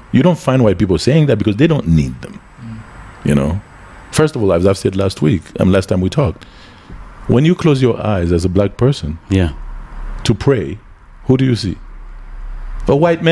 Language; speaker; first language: English; native; English